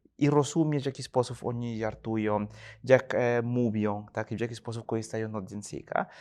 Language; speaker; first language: Polish; non-native, fluent; Spanish